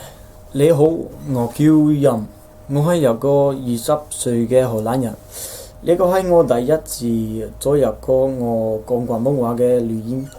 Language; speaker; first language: Chinese; non-native, fluent; Dutch